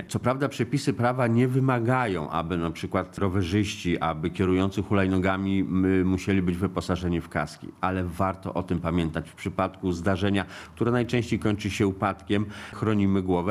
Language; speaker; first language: Polish; native; Polish